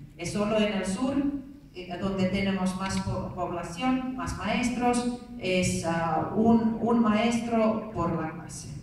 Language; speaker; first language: Spanish; non-native, fluent; Finnish